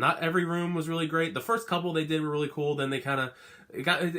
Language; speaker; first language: English; native; English